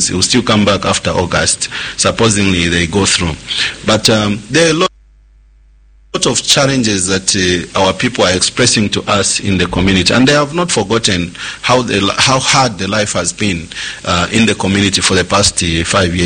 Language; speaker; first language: English; non-native, local second language; Nyanja